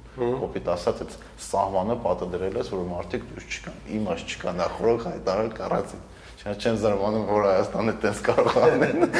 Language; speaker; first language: Armenian; native; Armenian